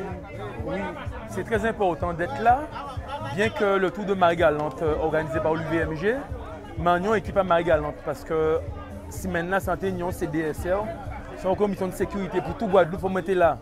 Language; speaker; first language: French; non-native, local second language; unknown